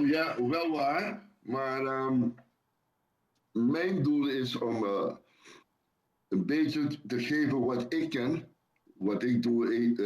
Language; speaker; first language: Dutch; non-native, local second language; Papiamento